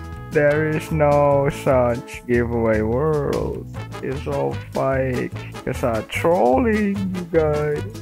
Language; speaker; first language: English; non-native, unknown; Indonesian